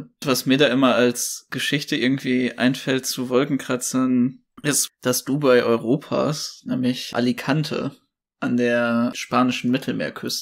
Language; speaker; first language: German; native; German